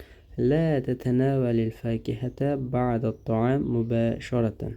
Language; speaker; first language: Arabic; non-native, fluent; Uzbek